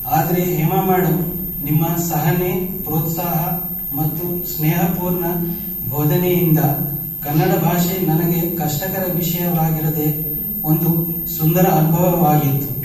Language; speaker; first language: Kannada; non-native, learner; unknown